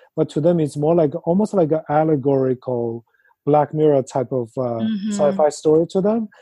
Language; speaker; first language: English; non-native, fluent; Chinese